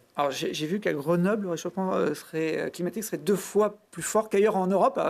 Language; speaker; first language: French; native; French